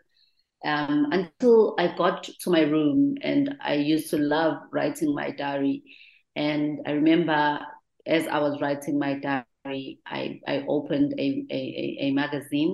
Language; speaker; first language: English; non-native, local second language; Zulu